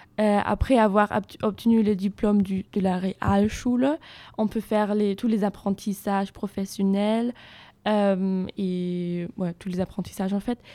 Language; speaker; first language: French; non-native, fluent; German